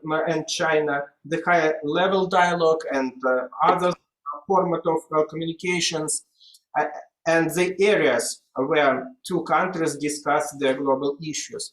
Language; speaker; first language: English; non-native, fluent; Russian